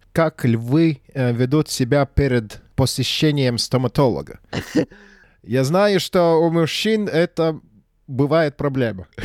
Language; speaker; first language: Russian; non-native, local second language; Latvian